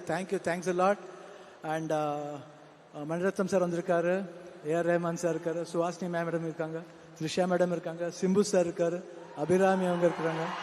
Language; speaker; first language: Tamil; non-native, local second language; Kannada